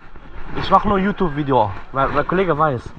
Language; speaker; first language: German; non-native, learner; Turkish